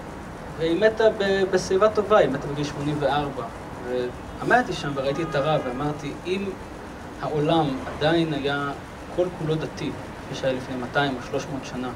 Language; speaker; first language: Hebrew; native; Hebrew